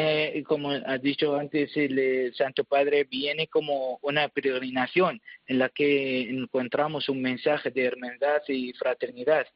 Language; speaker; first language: Spanish; non-native, learner; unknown